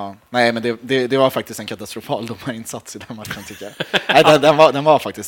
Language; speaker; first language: Swedish; native; Swedish